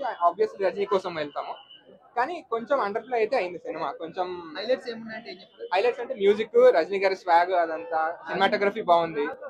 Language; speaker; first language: Telugu; native; Telugu